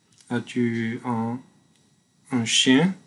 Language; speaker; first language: French; non-native, learner; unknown